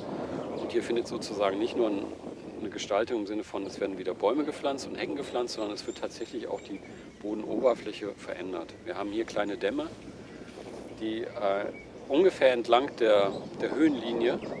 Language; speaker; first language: German; native; German